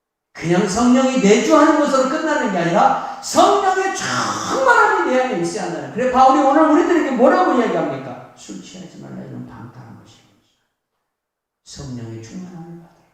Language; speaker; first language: Korean; native; Korean